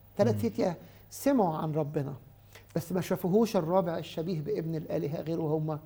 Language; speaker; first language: Egyptian Arabic; native; Egyptian Arabic